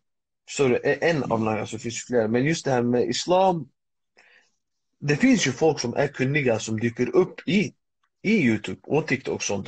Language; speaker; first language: Swedish; early bilingual, other home language; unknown